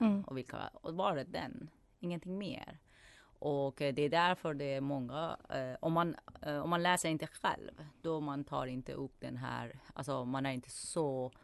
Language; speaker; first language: Swedish; non-native, fluent; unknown